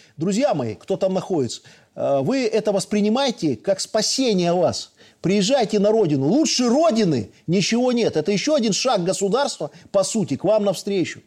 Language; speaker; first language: Russian; native; Russian